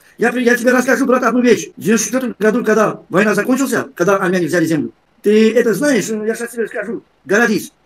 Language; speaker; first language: Russian; non-native, local second language; Armenian